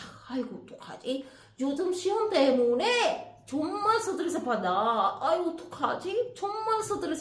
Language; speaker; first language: Korean; non-native, fluent; Sinhala